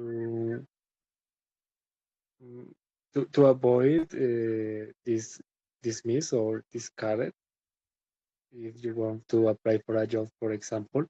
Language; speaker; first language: English; non-native, learner; Spanish